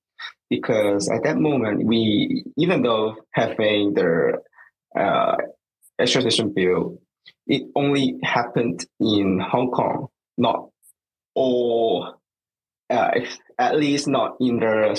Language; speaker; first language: English; non-native, local second language; Cantonese